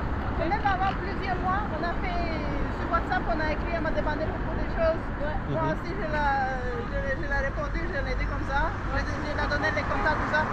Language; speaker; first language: French; non-native, learner; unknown